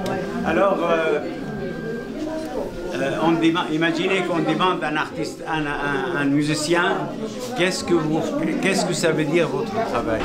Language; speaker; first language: French; non-native, fluent; Arabic